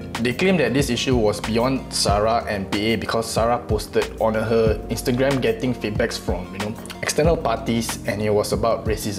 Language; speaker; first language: English; non-native, local second language; Malay